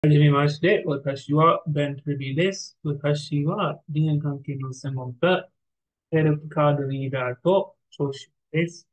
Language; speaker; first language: Japanese; non-native, learner; English